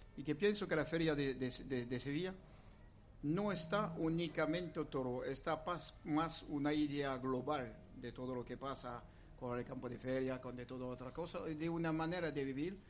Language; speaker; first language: Spanish; non-native, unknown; French